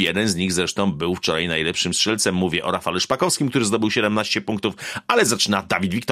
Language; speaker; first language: Polish; native; Polish